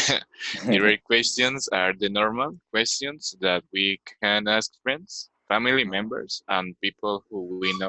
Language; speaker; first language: English; non-native, learner; Spanish